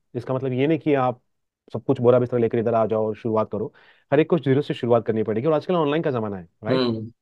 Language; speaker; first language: Hindi; non-native, local second language; Marathi